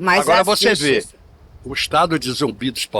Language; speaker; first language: Portuguese; native; Portuguese